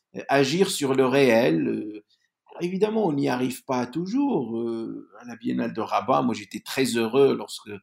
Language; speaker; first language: French; non-native, local second language; Arabic